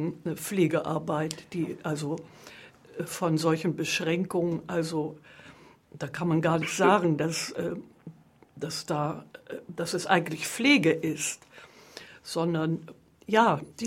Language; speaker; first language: German; native; German